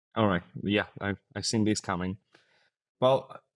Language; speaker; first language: English; non-native, fluent; Russian